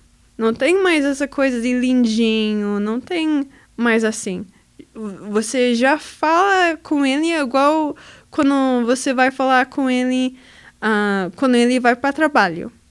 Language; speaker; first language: Portuguese; non-native, learner; English